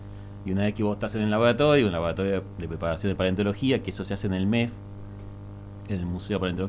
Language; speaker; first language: Spanish; native; Spanish